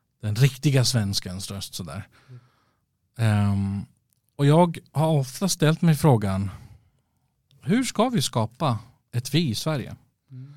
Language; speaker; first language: Swedish; early bilingual, other home language; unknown